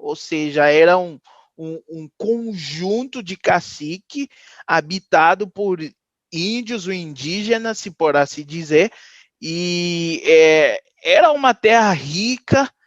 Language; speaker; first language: Portuguese; non-native, fluent; Haitian Creole